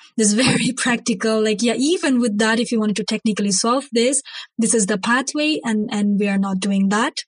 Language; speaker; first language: English; non-native, local second language; Bangla